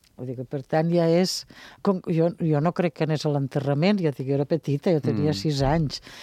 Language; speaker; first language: Catalan; native; Catalan